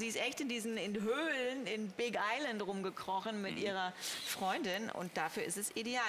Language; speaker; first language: German; native; German